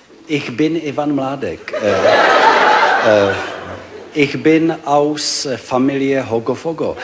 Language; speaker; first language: German; non-native, learner; Czech